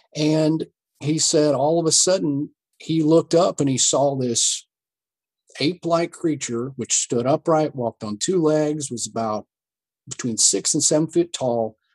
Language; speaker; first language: English; native; English